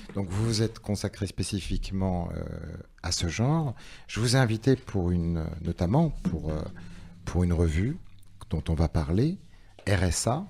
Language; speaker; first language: French; native; French